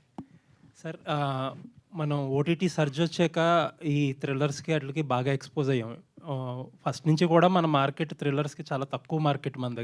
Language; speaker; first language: Telugu; native; Telugu